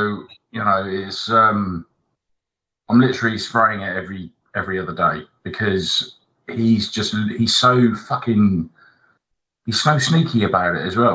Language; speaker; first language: English; native; English